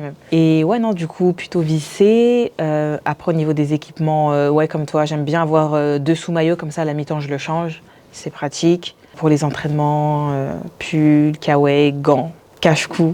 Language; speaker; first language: French; native; French